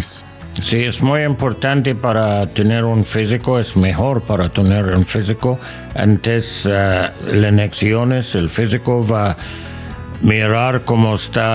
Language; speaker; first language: Spanish; non-native, learner; English